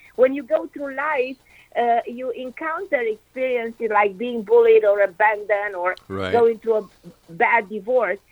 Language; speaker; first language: English; non-native, fluent; Romanian